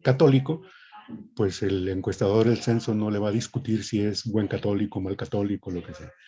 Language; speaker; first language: Spanish; native; Spanish